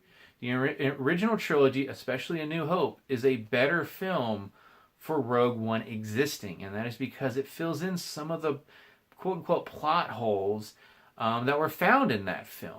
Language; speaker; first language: English; native; English